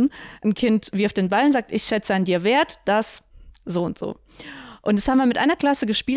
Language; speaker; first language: German; native; German